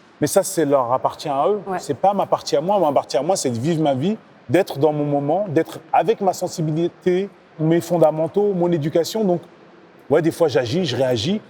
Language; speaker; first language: French; native; French